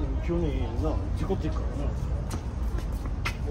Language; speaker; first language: Japanese; native; Japanese